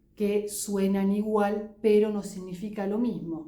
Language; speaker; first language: Spanish; non-native, fluent; French